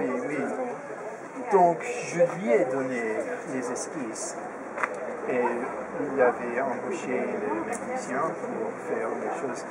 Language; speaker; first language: French; non-native, fluent; English